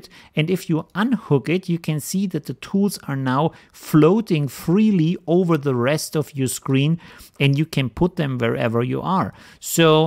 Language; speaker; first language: English; non-native, fluent; German